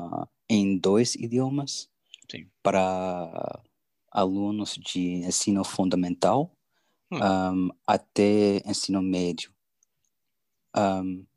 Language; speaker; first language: Portuguese; non-native, learner; English